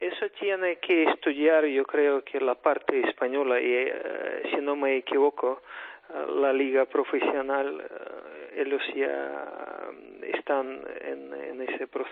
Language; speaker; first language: Spanish; non-native, fluent; Ukrainian